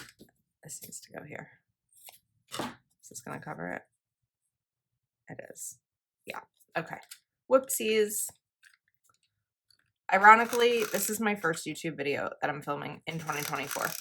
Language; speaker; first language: English; native; English